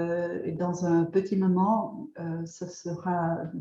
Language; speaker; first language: French; native; French